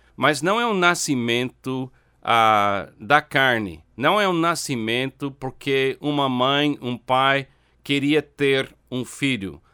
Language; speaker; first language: Portuguese; non-native, fluent; English